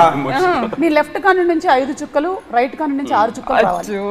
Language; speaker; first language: Telugu; native; Telugu